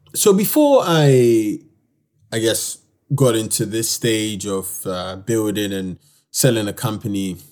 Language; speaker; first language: English; native; English